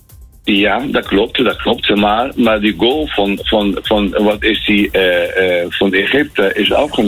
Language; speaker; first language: Dutch; non-native, learner; Arabic